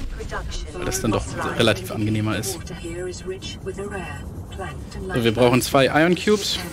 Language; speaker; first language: German; native; German